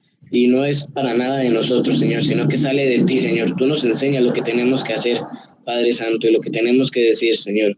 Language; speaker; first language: Spanish; native; Spanish